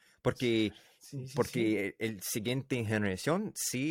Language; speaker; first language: Spanish; non-native, learner; English